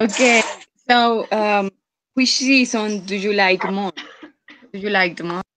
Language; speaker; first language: English; non-native, fluent; Spanish